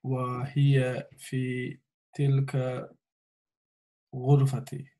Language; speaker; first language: Arabic; non-native, learner; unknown